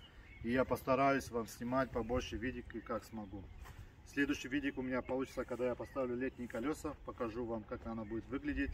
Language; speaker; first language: Russian; early bilingual, heritage; Russian